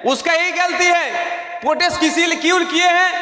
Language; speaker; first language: Hindi; non-native, local second language; Bangla